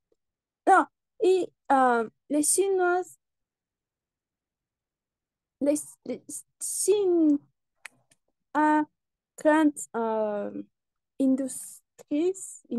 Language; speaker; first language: French; non-native, learner; Spanish